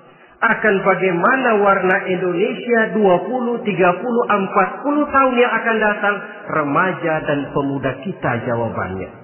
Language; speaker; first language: Indonesian; native; Indonesian